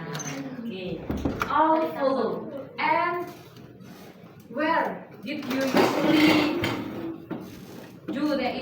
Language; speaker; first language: English; non-native, learner; Indonesian